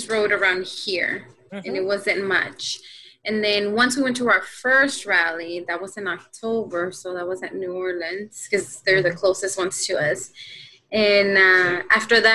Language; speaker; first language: English; native; English